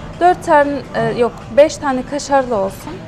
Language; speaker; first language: Turkish; non-native, fluent; Russian